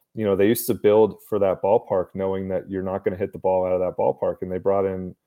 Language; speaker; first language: English; native; English